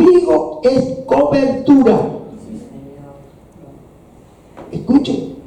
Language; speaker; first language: Spanish; native; Spanish